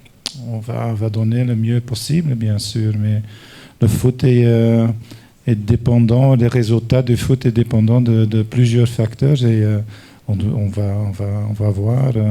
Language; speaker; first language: French; non-native, fluent; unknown